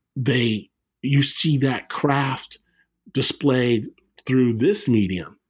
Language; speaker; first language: English; native; English